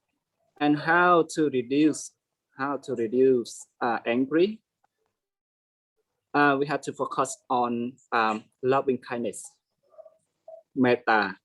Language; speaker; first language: English; non-native, learner; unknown